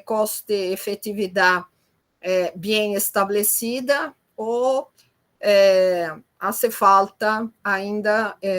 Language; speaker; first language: Spanish; non-native, fluent; Portuguese